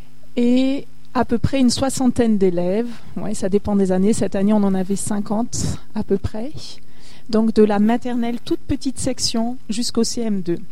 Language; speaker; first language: French; native; French